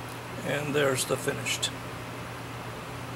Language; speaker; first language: English; native; English